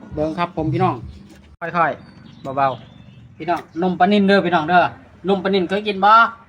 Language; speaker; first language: Thai; native; Thai